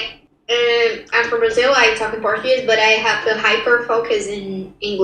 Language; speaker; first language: English; non-native, learner; Portuguese